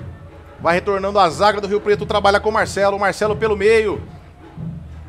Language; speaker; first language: Portuguese; native; Portuguese